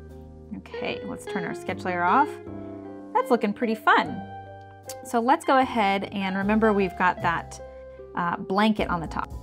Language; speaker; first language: English; native; English